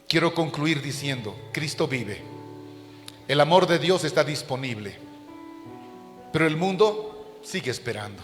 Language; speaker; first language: Spanish; native; Spanish